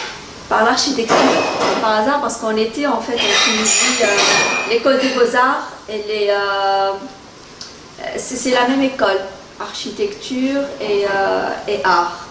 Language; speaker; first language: French; non-native, local second language; Arabic